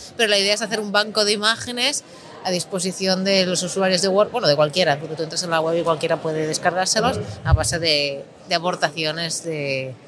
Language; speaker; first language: Spanish; native; Spanish